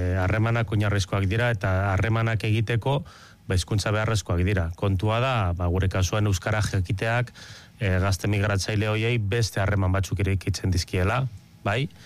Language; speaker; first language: Basque; native; Basque